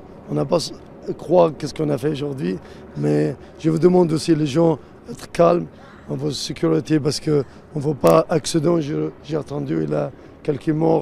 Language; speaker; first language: French; non-native, learner; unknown